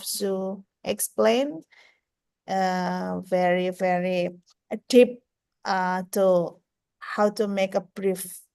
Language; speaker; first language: English; non-native, fluent; Indonesian